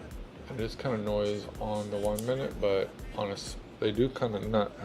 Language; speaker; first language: English; native; English